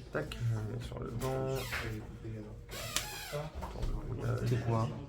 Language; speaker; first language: French; native; French